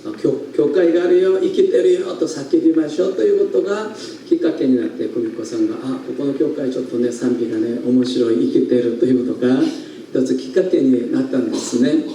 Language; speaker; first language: Japanese; non-native, fluent; Korean